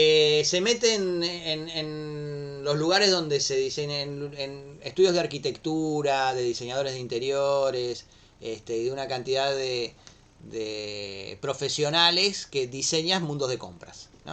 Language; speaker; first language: Spanish; native; Spanish